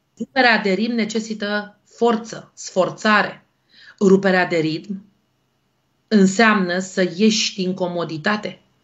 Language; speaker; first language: Romanian; native; Romanian